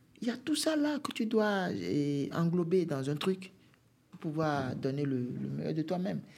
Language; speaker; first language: French; non-native, local second language; Fon